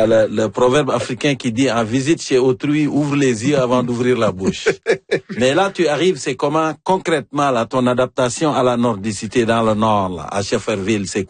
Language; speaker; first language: French; native; French